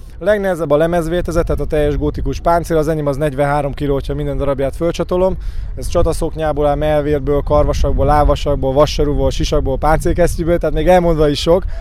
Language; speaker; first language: Hungarian; native; Hungarian